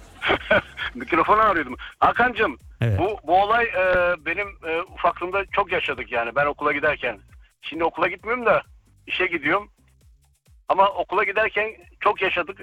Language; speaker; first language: Turkish; early bilingual, heritage; Turkish